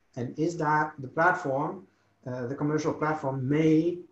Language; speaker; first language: English; non-native, fluent; Dutch